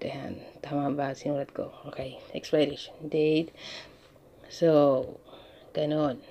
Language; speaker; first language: Filipino; native; Filipino